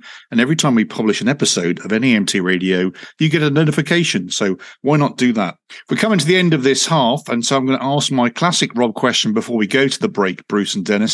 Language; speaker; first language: English; native; English